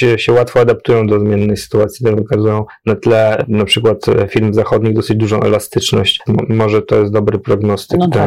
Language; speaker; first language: Polish; native; Polish